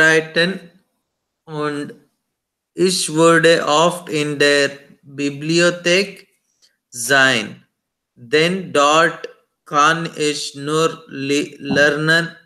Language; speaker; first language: German; non-native, learner; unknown